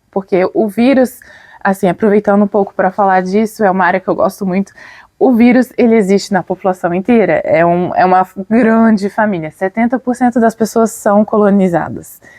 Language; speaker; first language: Portuguese; native; Portuguese